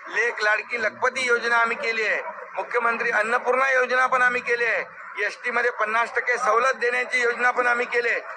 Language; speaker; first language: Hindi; non-native, local second language; Marathi